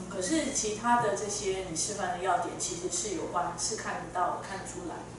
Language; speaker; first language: Chinese; native; Chinese